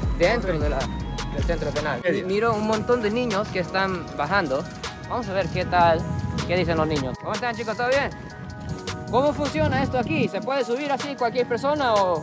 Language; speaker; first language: Spanish; non-native, fluent; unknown